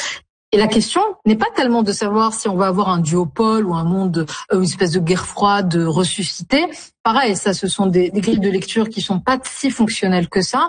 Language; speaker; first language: French; native; French